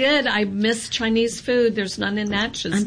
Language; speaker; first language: English; native; English